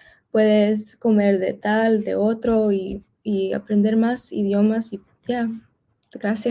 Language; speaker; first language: Spanish; early bilingual, heritage; Spanish